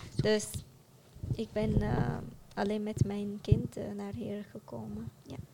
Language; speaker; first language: Dutch; non-native, learner; Arabic